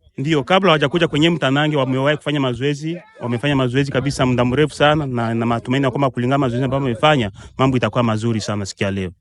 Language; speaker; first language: Swahili; native; Swahili